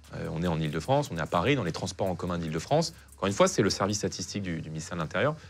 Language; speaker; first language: French; native; French